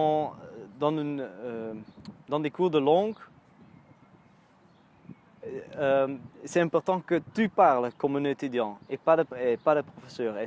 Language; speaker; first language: French; non-native, learner; Dutch